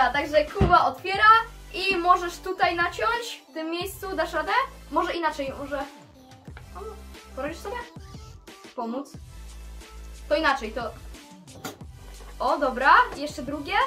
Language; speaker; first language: Polish; native; Polish